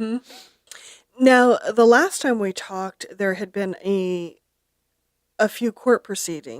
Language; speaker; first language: English; native; English